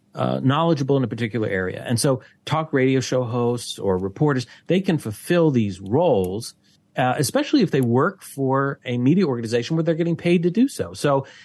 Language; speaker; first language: English; native; English